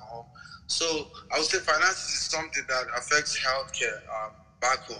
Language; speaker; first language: English; non-native, local second language; Igbo